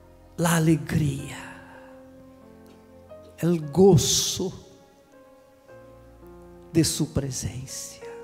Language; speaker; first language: Portuguese; non-native, fluent; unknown